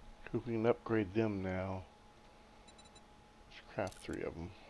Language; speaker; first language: English; native; English